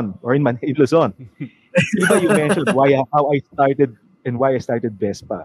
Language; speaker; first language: English; non-native, local second language; Filipino